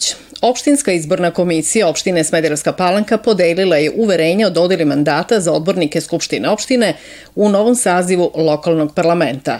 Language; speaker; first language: Serbian; native; Serbian